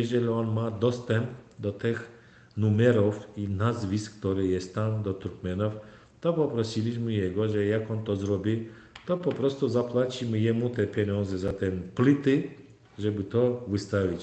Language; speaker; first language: Polish; non-native, fluent; Turkmen